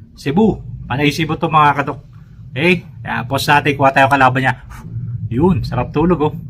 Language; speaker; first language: Filipino; native; Filipino